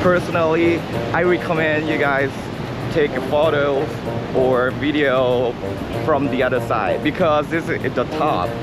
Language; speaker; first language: English; non-native, fluent; Japanese